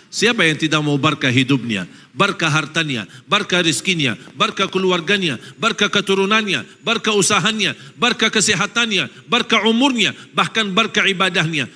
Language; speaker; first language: Malay; non-native, fluent; Arabic